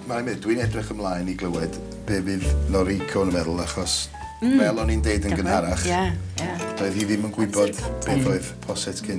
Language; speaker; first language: Welsh; native; Welsh